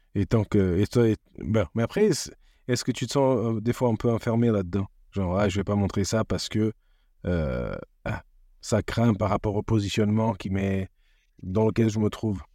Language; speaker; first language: French; non-native, fluent; Portuguese